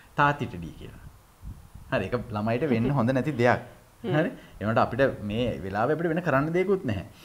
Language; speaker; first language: Sinhala; native; Sinhala